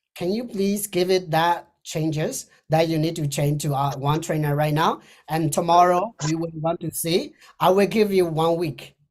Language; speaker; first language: English; non-native, fluent; Burmese